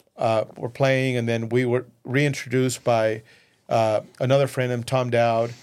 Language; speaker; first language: English; early bilingual, other home language; Spanish